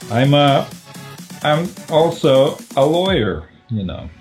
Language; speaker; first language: English; non-native, fluent; Croatian